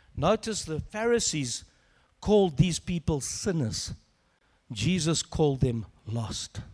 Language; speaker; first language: English; native; English